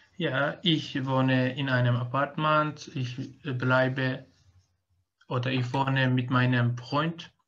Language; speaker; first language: German; non-native, learner; Turkish